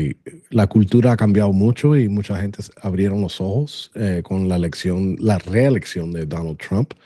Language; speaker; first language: Spanish; early bilingual, other home language; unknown